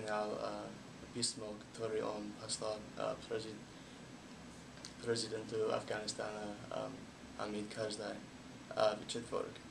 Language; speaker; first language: Russian; non-native, learner; English